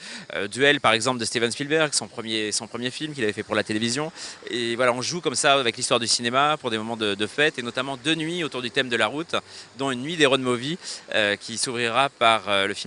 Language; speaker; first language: French; native; French